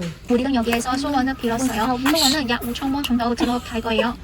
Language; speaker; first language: Korean; non-native, learner; Cantonese